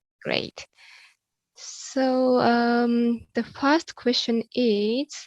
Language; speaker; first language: English; non-native, fluent; Japanese